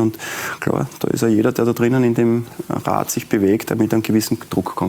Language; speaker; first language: German; native; German